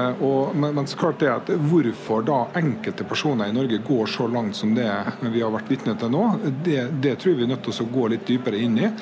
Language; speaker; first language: Norwegian; native; Norwegian